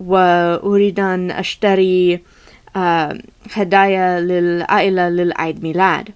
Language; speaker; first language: Arabic; non-native, learner; English